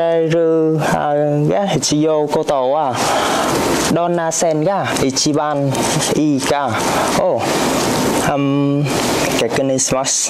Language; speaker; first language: Japanese; non-native, learner; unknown